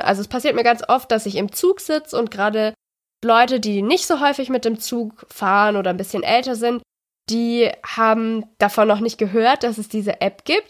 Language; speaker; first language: German; native; German